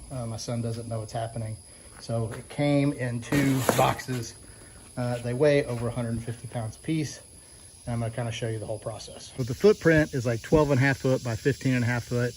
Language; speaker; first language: English; native; English